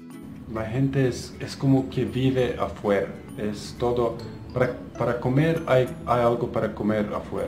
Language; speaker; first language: Spanish; non-native, fluent; Bosnian